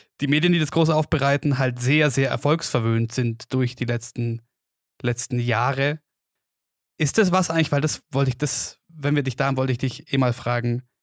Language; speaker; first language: German; native; German